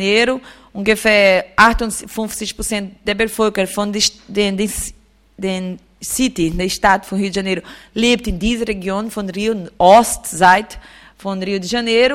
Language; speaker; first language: German; non-native, fluent; Portuguese